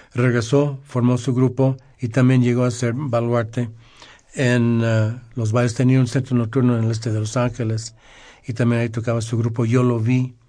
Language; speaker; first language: Spanish; early bilingual, heritage; Spanish